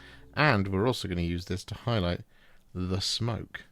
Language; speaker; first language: English; native; English